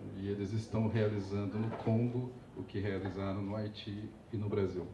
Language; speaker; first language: Portuguese; native; Portuguese